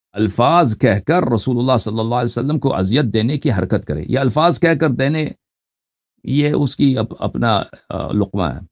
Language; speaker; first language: Urdu; non-native, fluent; Persian